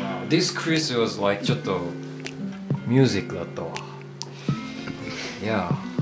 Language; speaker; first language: English; non-native, fluent; Japanese